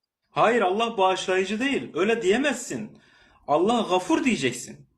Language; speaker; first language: Turkish; non-native, local second language; Kurdish